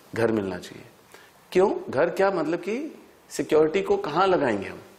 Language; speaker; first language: Hindi; native; Hindi